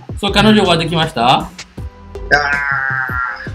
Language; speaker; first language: Japanese; non-native, learner; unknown